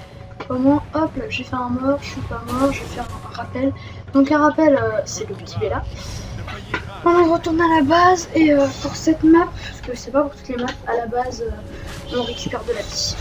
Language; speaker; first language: French; native; French